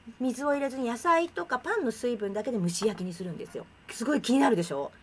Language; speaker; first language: Japanese; native; Japanese